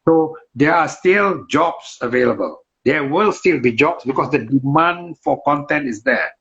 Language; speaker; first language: English; non-native, local second language; Malay